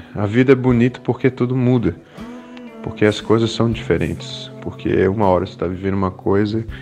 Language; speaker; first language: Portuguese; early bilingual, other home language; English